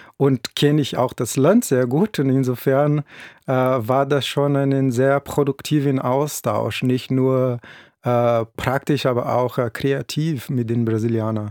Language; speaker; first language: German; non-native, fluent; Portuguese